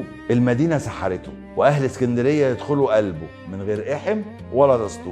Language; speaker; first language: Arabic; native; Arabic